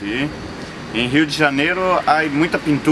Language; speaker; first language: Spanish; non-native, learner; Portuguese